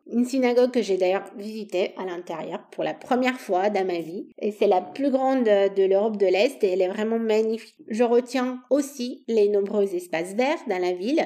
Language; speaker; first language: French; non-native, fluent; Romanian